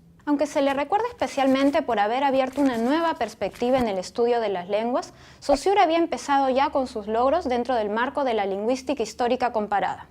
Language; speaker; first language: Spanish; native; Spanish